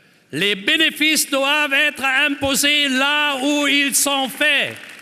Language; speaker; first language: French; non-native, fluent; German